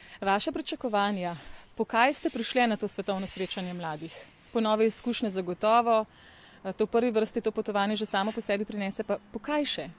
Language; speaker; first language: Slovenian; native; Slovenian